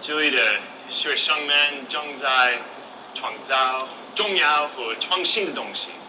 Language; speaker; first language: Chinese; non-native, learner; English